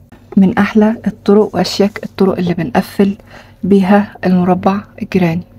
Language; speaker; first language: Arabic; native; Arabic